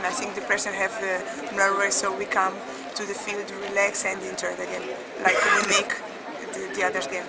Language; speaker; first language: English; non-native, learner; Portuguese